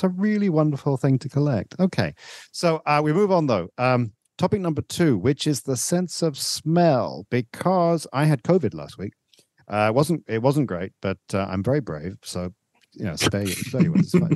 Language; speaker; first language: English; native; English